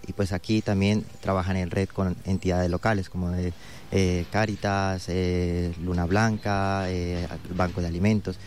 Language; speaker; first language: Spanish; native; Spanish